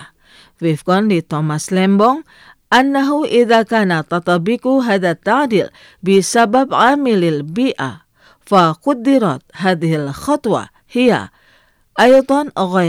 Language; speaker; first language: Arabic; non-native, fluent; Indonesian